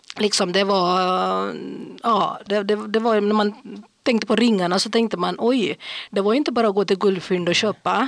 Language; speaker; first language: Swedish; non-native, fluent; English